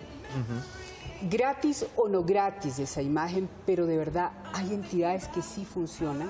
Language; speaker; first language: Spanish; early bilingual, heritage; Spanish